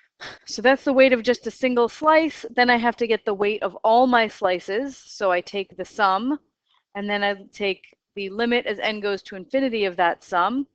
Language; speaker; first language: English; native; English